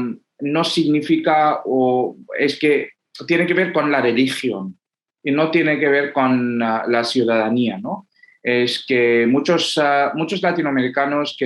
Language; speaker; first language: Spanish; non-native, fluent; Hindi